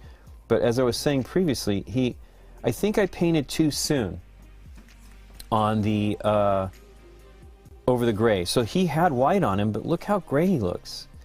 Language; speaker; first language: English; native; English